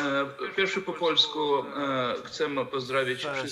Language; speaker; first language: Polish; non-native, fluent; Lithuanian